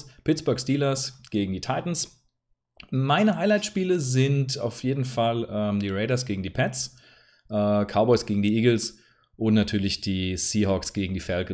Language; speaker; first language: German; native; German